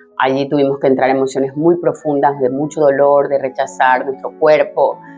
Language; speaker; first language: Spanish; native; Spanish